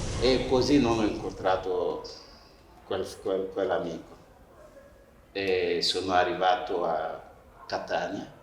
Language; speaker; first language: Italian; non-native, fluent; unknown